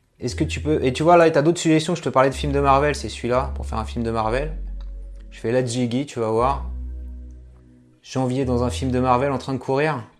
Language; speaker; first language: French; native; French